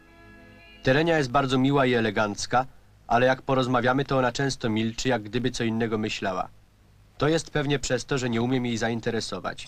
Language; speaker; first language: Polish; native; Polish